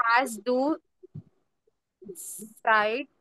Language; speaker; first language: German; non-native, learner; Marathi